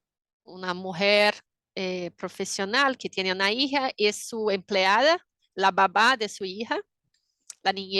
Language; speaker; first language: Spanish; non-native, fluent; Portuguese